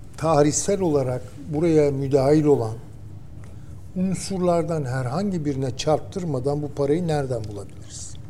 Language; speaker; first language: Turkish; native; Turkish